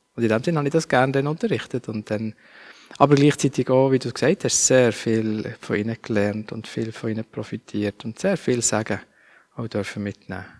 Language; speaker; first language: German; native; German